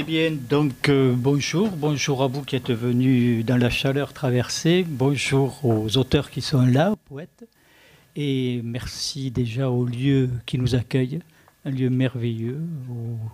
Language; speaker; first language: French; native; French